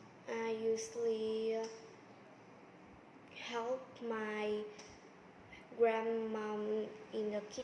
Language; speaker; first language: English; non-native, learner; Vietnamese